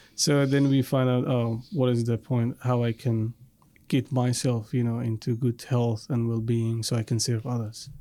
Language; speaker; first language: English; non-native, fluent; Arabic